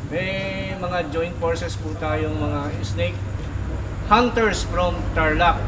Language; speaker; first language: Filipino; native; Filipino